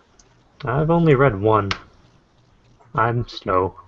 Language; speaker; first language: English; native; English